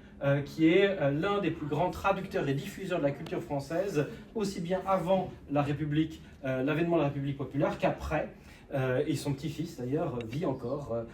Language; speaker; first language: French; native; French